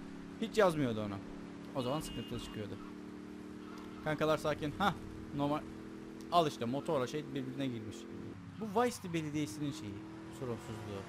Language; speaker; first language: Turkish; native; Turkish